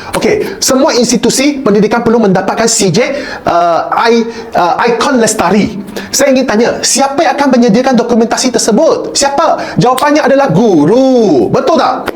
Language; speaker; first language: Malay; non-native, local second language; Chinese